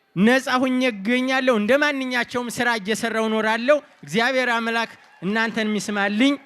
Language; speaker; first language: Amharic; native; Amharic